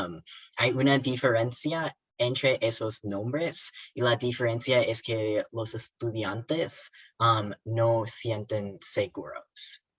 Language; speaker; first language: Spanish; non-native, learner; English